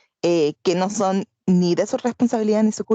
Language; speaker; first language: Spanish; native; Spanish